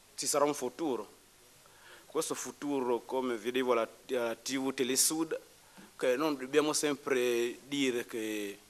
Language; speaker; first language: Italian; non-native, fluent; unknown